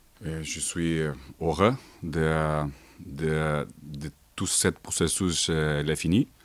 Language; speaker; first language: French; non-native, fluent; Portuguese